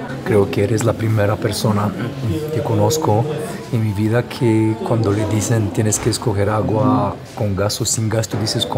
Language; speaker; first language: Spanish; non-native, learner; Romanian